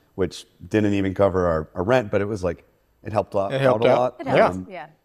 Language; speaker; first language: English; native; English